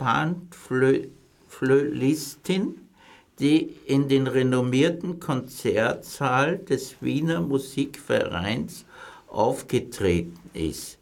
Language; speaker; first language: German; native; German